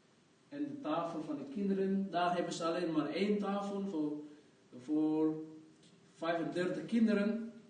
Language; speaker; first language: Dutch; non-native, fluent; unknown